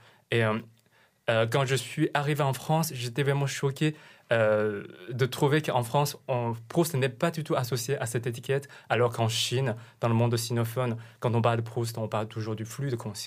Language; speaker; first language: French; non-native, fluent; Chinese